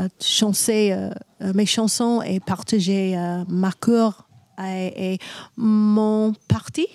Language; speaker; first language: French; non-native, learner; English